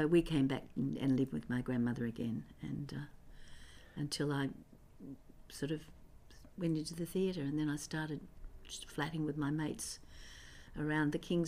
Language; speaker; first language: English; native; English